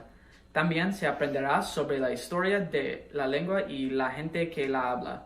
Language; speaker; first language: Spanish; non-native, fluent; English